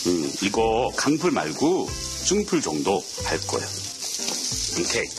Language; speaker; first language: Korean; non-native, learner; English